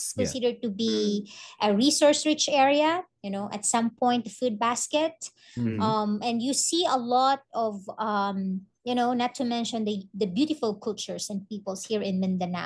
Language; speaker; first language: English; non-native, local second language; Maranao